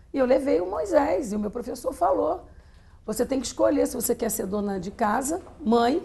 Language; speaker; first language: Portuguese; native; Portuguese